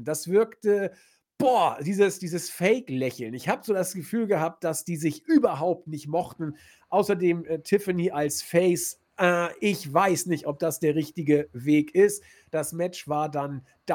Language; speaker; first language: German; native; German